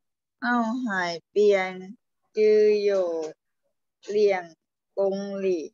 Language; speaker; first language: Chinese; non-native, learner; Thai